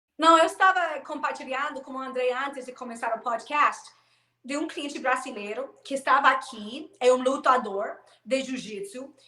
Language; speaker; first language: Portuguese; non-native, fluent; English